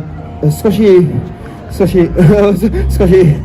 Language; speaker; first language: Japanese; non-native, learner; English